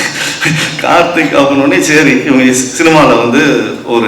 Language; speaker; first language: Tamil; native; Tamil